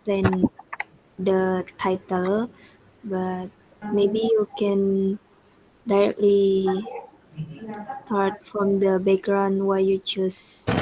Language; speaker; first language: English; non-native, learner; Indonesian